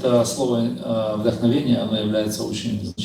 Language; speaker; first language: Russian; native; Russian